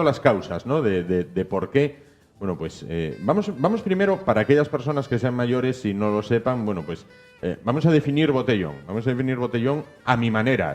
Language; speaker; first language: Spanish; native; Spanish